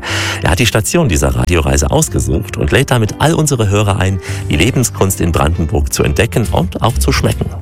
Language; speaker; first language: German; native; German